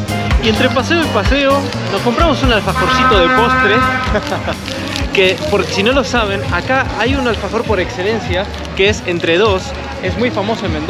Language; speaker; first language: Spanish; native; Spanish